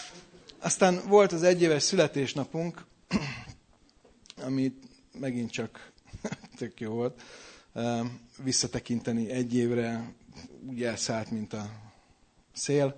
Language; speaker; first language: Hungarian; native; Hungarian